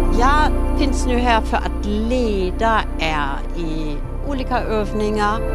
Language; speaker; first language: Swedish; non-native, fluent; German